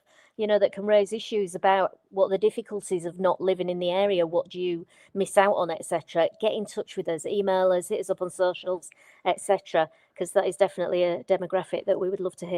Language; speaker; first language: English; native; English